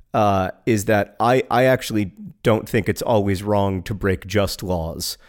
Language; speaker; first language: English; native; English